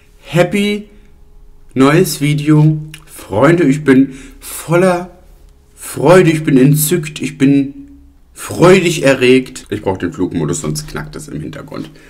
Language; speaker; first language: German; early bilingual, other home language; Italian